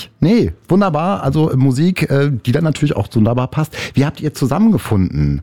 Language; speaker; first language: German; native; German